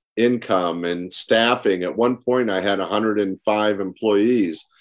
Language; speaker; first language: English; native; English